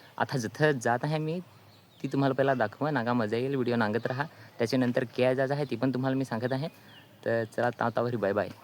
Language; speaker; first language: Marathi; non-native, local second language; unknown